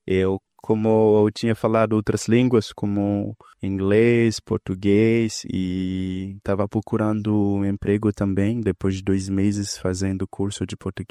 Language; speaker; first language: Portuguese; non-native, fluent; Haitian Creole